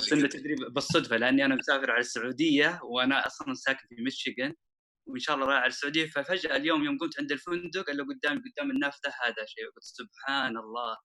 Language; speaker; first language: Arabic; native; Arabic